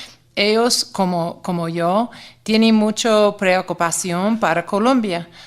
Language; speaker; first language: Spanish; non-native, fluent; English